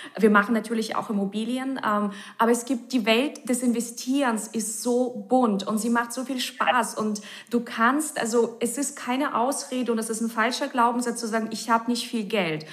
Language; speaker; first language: German; native; German